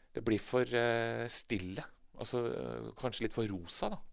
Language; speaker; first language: Norwegian; native; Norwegian